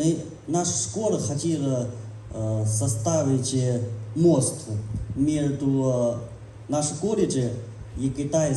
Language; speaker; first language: Russian; non-native, learner; Chinese